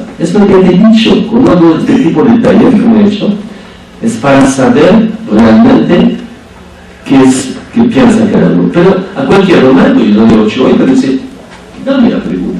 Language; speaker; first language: Spanish; non-native, fluent; French